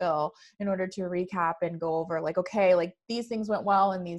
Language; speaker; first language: English; native; English